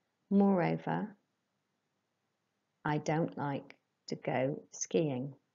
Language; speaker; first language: English; native; English